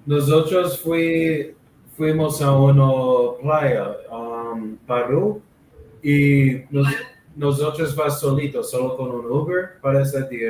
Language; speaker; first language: Spanish; non-native, learner; English